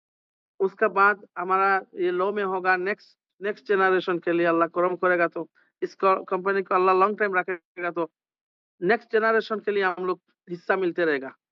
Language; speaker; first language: Hindi; non-native, learner; Bangla